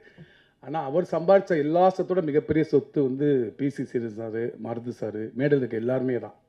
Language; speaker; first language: Tamil; native; Tamil